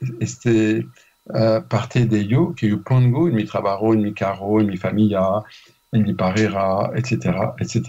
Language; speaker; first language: Spanish; non-native, fluent; French